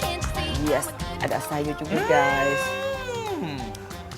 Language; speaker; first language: Indonesian; non-native, fluent; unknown